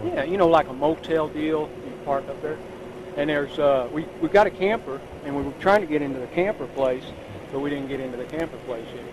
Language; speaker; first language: English; native; English